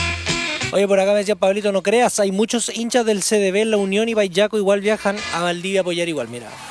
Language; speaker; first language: Spanish; native; Spanish